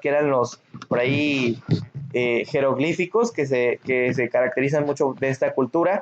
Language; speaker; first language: Spanish; native; Spanish